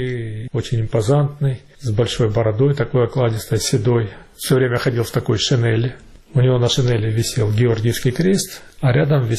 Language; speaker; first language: Russian; native; Russian